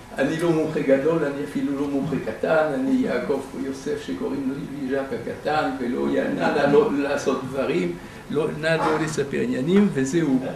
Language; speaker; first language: Hebrew; non-native, fluent; French